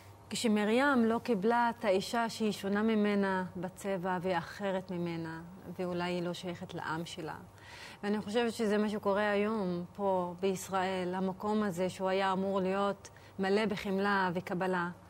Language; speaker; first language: Hebrew; non-native, local second language; Arabic